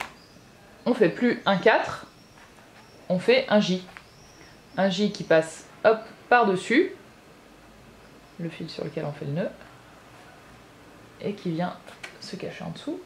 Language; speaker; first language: French; native; French